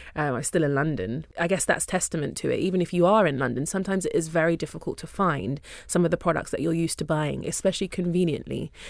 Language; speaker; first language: English; early bilingual, other home language; Yoruba